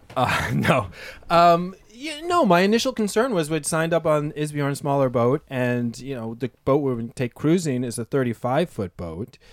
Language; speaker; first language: English; native; English